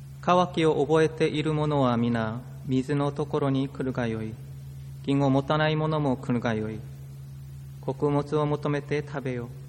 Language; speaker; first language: Japanese; non-native, fluent; Korean